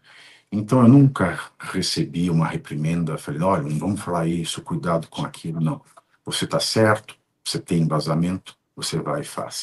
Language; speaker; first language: Portuguese; native; Portuguese